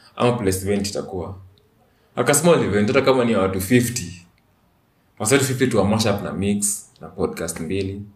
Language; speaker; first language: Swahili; native; Swahili